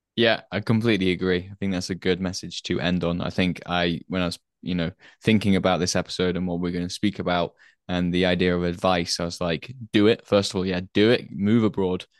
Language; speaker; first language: English; native; English